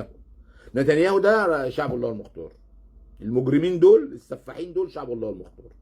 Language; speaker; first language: Arabic; native; Arabic